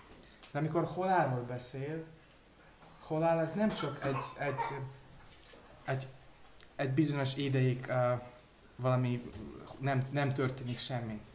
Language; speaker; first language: Hungarian; non-native, learner; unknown